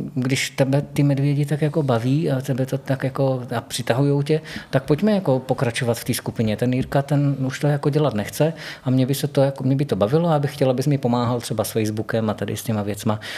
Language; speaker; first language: Czech; native; Czech